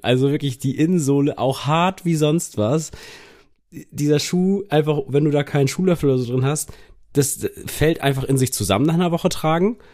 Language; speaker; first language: German; native; German